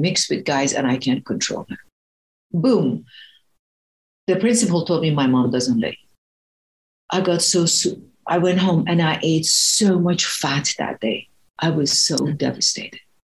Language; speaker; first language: English; non-native, fluent; Persian